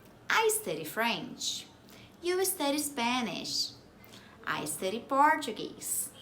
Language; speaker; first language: English; non-native, fluent; Portuguese